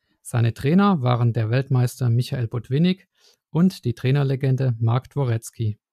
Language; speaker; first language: German; native; German